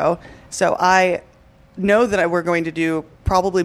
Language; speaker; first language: English; native; English